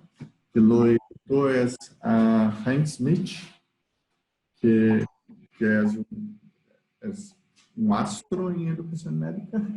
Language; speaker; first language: Spanish; non-native, learner; Portuguese